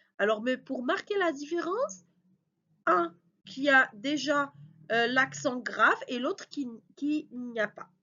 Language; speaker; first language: French; non-native, local second language; Arabic